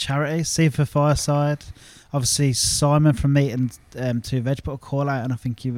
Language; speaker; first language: English; native; English